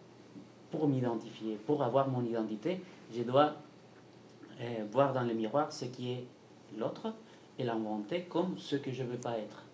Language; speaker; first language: French; non-native, fluent; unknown